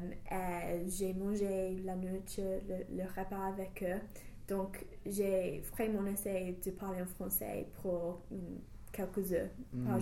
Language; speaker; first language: French; non-native, fluent; English